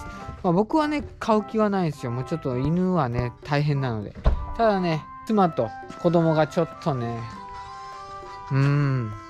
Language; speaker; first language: Japanese; native; Japanese